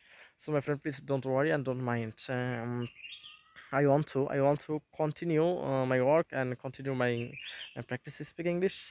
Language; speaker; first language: English; non-native, learner; Bangla